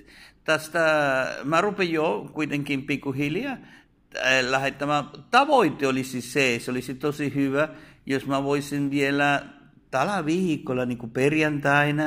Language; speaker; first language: Finnish; non-native, fluent; Spanish